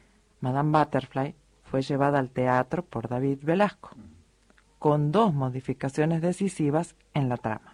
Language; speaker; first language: Spanish; native; Spanish